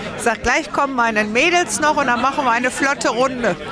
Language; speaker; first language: German; native; German